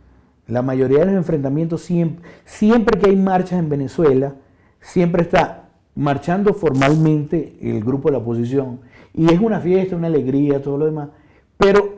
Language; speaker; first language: Spanish; native; Spanish